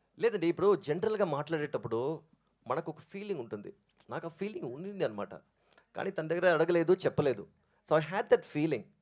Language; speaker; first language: Telugu; native; Telugu